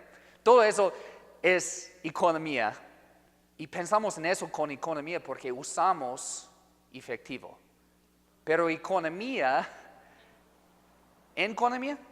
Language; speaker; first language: Spanish; non-native, fluent; English